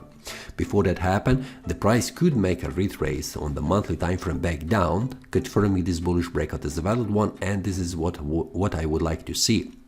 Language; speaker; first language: English; non-native, fluent; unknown